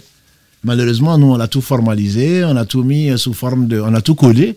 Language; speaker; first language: French; native; French